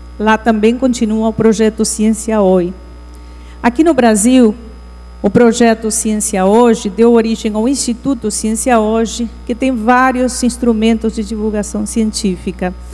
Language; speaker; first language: Portuguese; non-native, fluent; Spanish